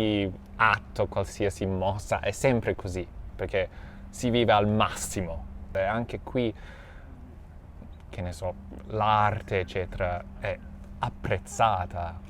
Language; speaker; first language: Italian; non-native, fluent; English